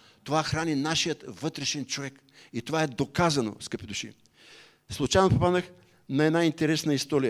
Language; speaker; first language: Bulgarian; native; Bulgarian